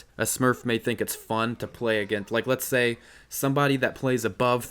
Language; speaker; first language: English; native; English